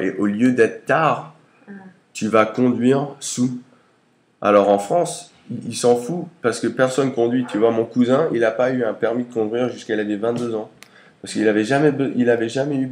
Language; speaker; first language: French; early bilingual, heritage; English